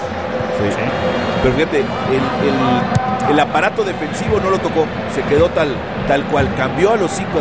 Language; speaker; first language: Spanish; native; Spanish